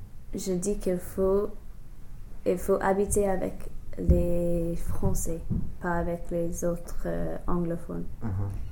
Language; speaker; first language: French; non-native, fluent; English